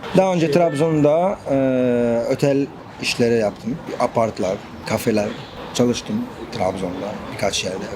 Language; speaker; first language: Turkish; non-native, learner; Arabic